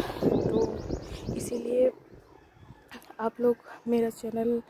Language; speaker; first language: Hindi; non-native, local second language; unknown